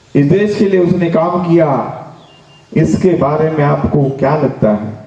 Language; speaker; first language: Hindi; non-native, local second language; Marathi